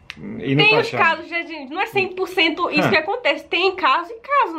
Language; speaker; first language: Portuguese; native; Portuguese